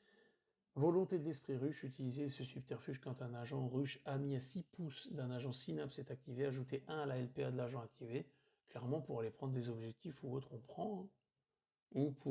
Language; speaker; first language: French; native; French